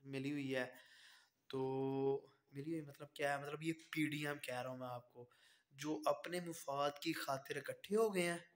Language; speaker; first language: Urdu; native; Urdu